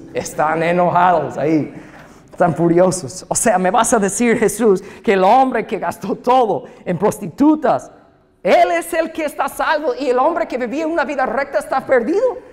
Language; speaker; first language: Spanish; non-native, fluent; English